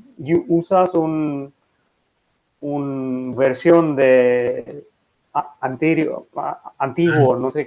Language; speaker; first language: Spanish; non-native, learner; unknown